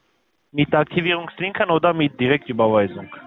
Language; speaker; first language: German; non-native, learner; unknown